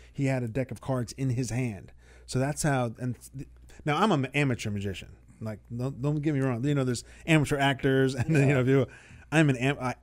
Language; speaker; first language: English; native; English